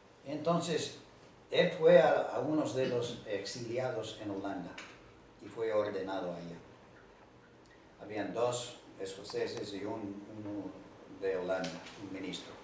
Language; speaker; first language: Spanish; non-native, fluent; English